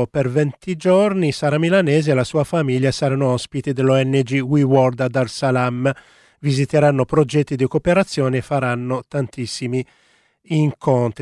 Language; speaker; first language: Italian; native; Italian